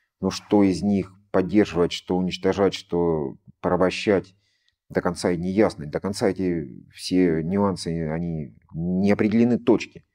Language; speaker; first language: Russian; native; Russian